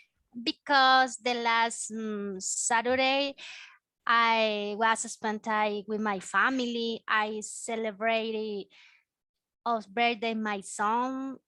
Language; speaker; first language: English; non-native, learner; Spanish